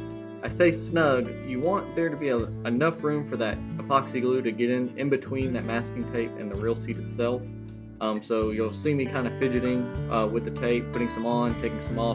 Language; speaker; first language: English; native; English